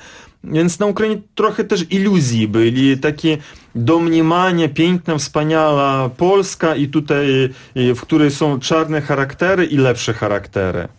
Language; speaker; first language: Polish; non-native, fluent; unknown